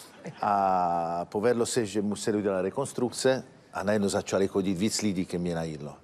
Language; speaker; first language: Czech; non-native, fluent; Italian